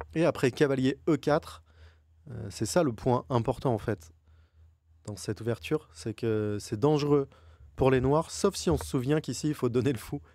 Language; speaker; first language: French; native; French